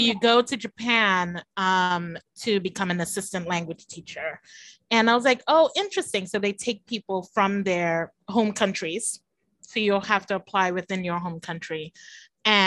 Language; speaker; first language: English; native; English